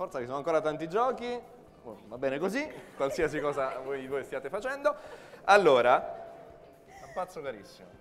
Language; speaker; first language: Italian; native; Italian